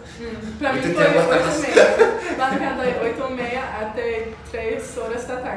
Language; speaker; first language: Portuguese; non-native, learner; English